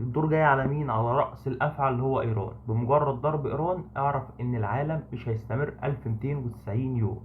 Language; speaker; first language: Arabic; native; Arabic